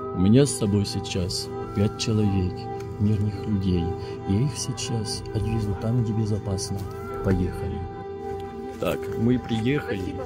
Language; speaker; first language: Russian; non-native, fluent; French